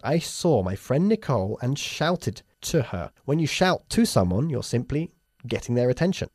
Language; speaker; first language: English; native; English